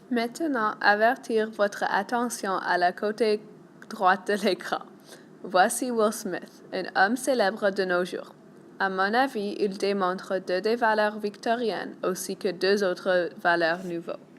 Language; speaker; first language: French; non-native, local second language; English